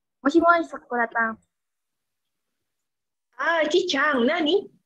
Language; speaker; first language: Japanese; non-native, fluent; Indonesian